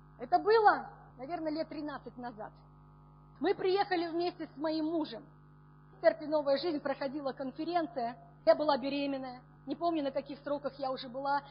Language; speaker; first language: Russian; native; Russian